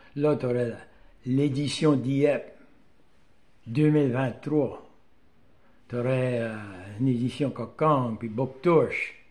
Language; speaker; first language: French; native; French